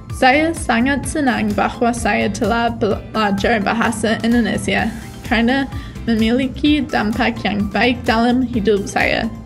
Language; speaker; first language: Indonesian; non-native, fluent; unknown